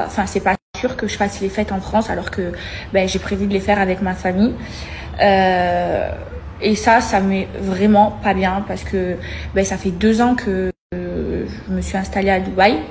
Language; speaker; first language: French; native; French